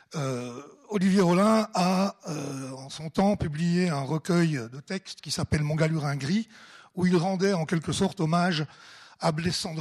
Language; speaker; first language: French; native; French